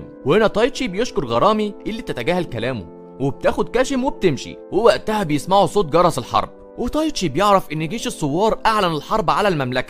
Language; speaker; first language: Arabic; native; Arabic